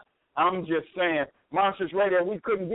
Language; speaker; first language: English; native; English